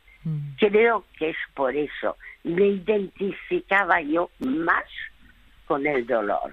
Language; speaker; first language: Spanish; early bilingual, other home language; French